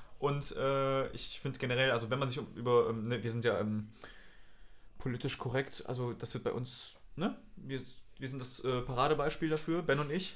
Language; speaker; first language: German; native; German